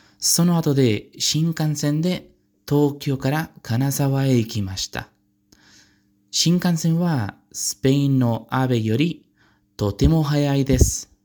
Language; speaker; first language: Japanese; non-native, learner; Spanish